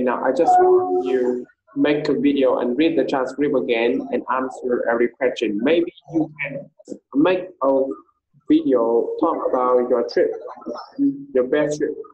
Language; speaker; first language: English; non-native, fluent; Vietnamese